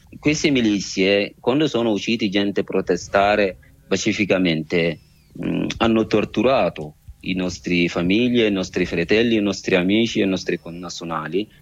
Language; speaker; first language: Italian; non-native, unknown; Arabic